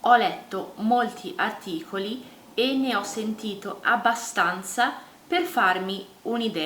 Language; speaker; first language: Italian; non-native, fluent; Portuguese